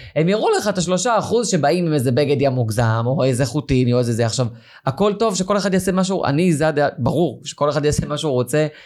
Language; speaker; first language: Hebrew; native; Hebrew